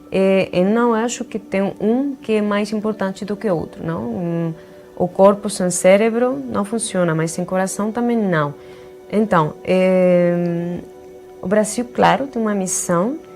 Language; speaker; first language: Portuguese; non-native, fluent; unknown